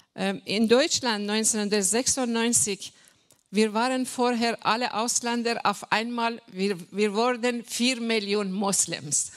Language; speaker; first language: German; non-native, learner; Persian